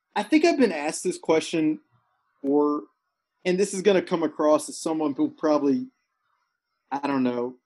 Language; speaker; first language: English; native; English